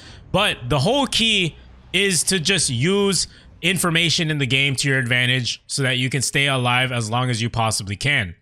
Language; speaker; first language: English; native; English